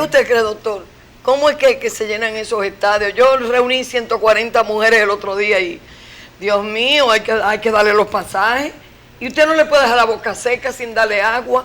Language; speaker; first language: Spanish; native; Spanish